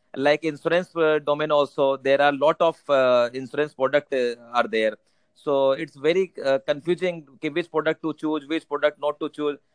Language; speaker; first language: English; non-native, local second language; Hindi